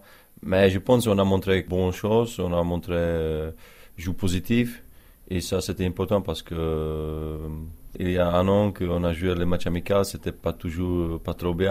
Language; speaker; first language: French; non-native, learner; Czech